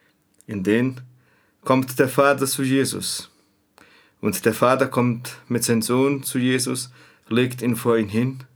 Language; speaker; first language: German; non-native, fluent; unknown